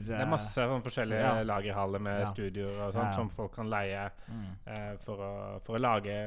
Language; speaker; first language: Norwegian; native; Norwegian